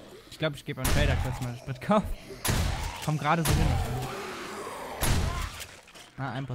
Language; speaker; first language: German; native; German